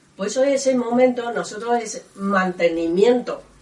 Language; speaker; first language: Spanish; non-native, learner; Chinese